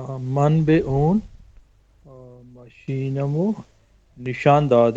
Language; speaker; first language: Persian; non-native, learner; Urdu